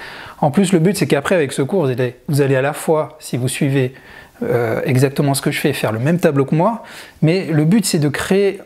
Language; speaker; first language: French; native; French